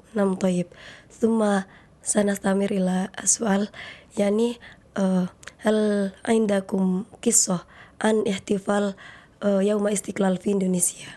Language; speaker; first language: Arabic; non-native, learner; Indonesian